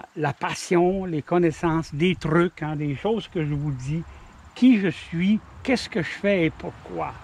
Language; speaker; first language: French; native; French